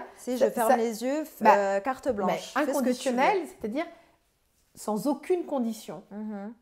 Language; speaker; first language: French; native; French